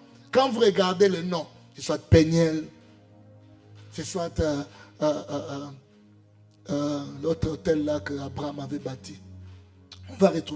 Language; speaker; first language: French; non-native, local second language; Lingala